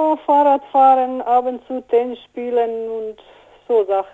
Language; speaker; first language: German; non-native, learner; Bosnian